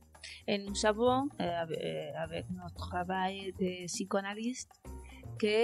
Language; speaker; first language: French; non-native, learner; Spanish